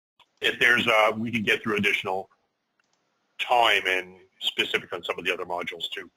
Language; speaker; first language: English; native; English